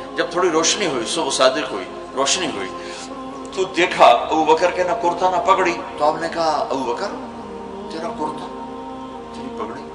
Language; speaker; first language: Urdu; non-native, local second language; Punjabi